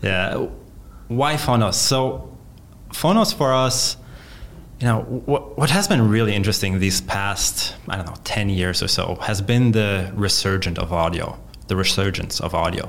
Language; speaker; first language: English; non-native, fluent; Polish